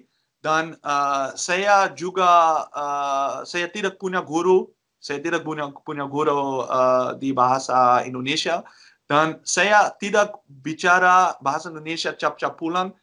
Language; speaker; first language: Indonesian; non-native, learner; Dutch